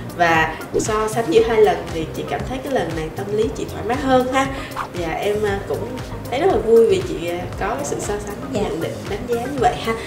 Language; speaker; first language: Vietnamese; native; Vietnamese